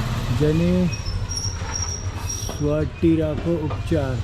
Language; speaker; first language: Hindi; native; Hindi